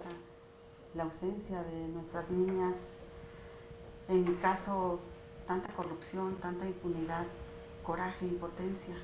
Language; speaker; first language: Spanish; native; Spanish